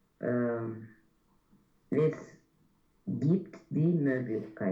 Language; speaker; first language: German; non-native, learner; Romanian